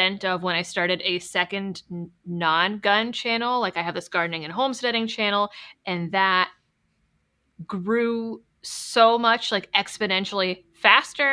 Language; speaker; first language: English; native; English